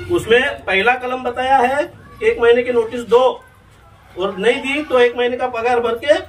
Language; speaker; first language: Hindi; non-native, local second language; Marathi